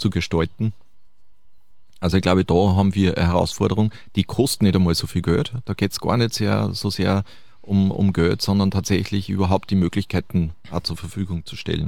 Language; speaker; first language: German; native; German